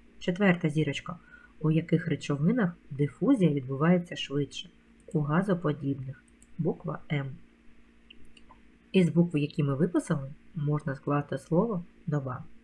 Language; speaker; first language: Ukrainian; native; Ukrainian